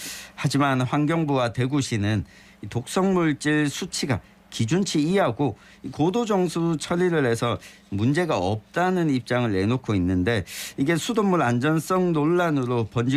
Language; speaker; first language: Korean; native; Korean